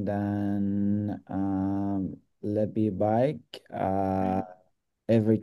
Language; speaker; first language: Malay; non-native, learner; English